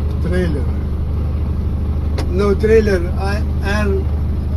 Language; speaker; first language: English; non-native, learner; Russian